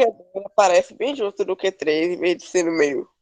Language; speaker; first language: Portuguese; native; Portuguese